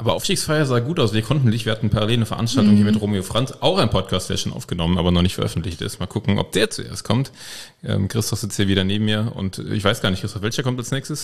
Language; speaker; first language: German; native; German